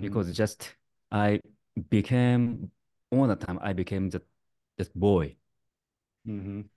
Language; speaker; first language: English; non-native, learner; Japanese